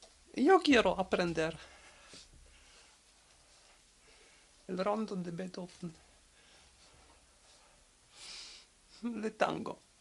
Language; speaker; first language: Spanish; non-native, learner; French